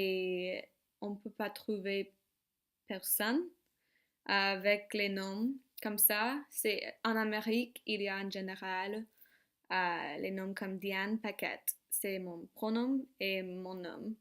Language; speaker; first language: French; non-native, learner; English